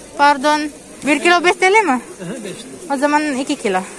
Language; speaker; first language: Turkish; non-native, learner; Indonesian